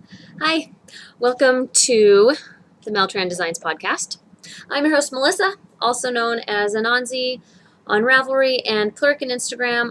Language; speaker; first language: English; native; English